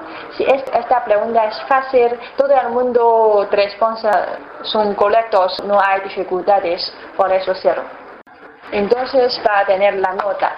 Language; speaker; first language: Spanish; non-native, learner; Chinese